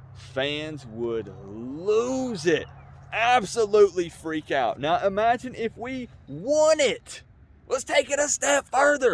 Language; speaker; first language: English; native; English